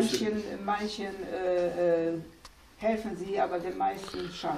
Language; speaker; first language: German; non-native, fluent; Slovenian